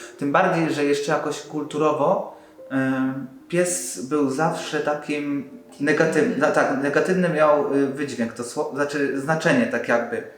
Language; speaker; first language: Polish; native; Polish